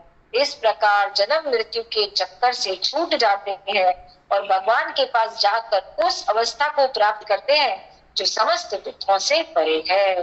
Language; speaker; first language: Hindi; native; Hindi